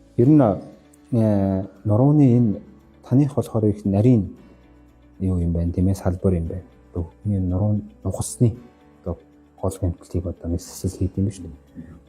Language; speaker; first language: Mongolian; non-native, local second language; Kazakh